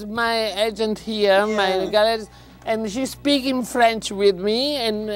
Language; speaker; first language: English; non-native, learner; Italian